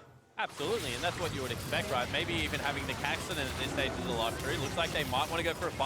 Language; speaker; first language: English; native; English